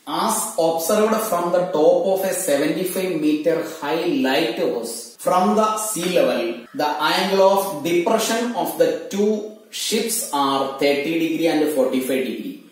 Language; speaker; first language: English; non-native, local second language; Malayalam